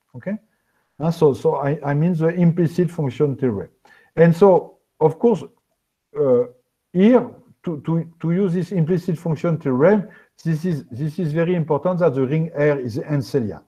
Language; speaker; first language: English; non-native, fluent; French